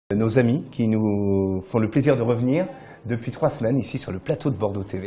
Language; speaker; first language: French; native; French